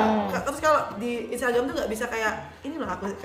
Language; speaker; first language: Indonesian; native; Indonesian